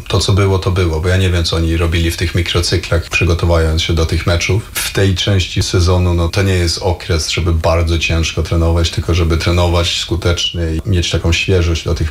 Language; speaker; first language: Polish; non-native, fluent; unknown